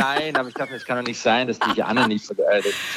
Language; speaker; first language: German; early bilingual, other home language; Croatian